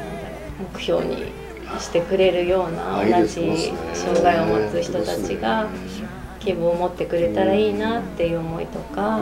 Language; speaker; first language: Japanese; native; Japanese